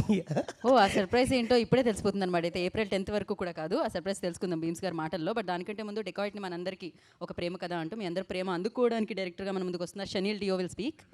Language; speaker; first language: Telugu; native; Telugu